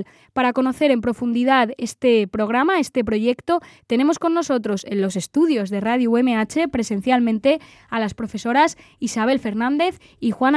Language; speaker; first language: Spanish; native; Spanish